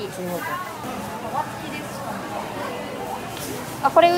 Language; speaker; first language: Japanese; native; Japanese